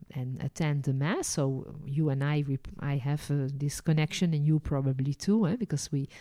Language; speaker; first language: English; non-native, fluent; Dutch